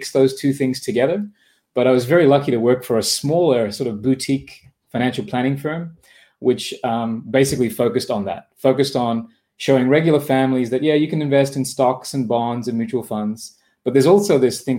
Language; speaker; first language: English; native; English